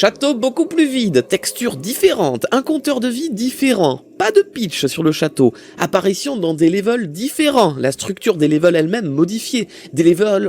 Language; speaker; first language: French; native; French